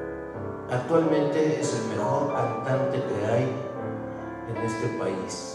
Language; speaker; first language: Spanish; native; Spanish